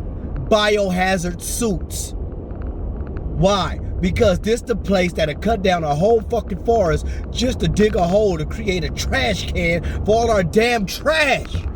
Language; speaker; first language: English; native; English